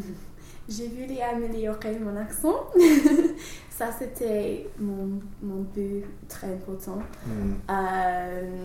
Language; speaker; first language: French; non-native, learner; English